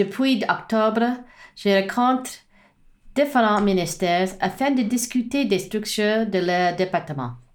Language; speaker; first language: French; non-native, learner; English